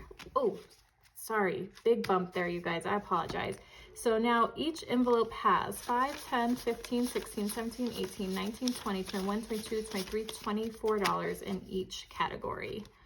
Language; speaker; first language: English; native; English